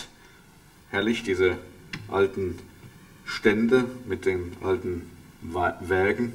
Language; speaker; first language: German; native; German